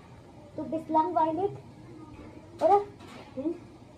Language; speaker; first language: German; non-native, learner; Filipino